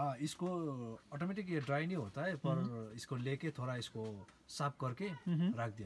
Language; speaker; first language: Hindi; non-native, local second language; Nepali